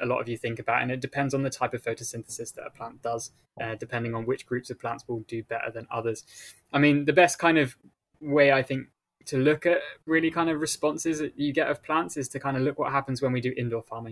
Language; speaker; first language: English; native; English